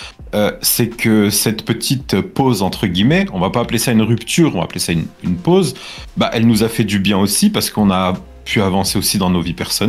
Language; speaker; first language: French; native; French